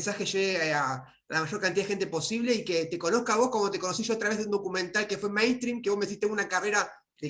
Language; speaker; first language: Spanish; native; Spanish